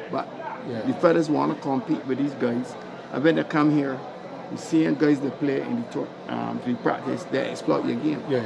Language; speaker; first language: English; native; English